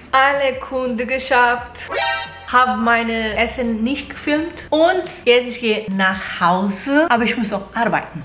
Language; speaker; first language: German; non-native, fluent; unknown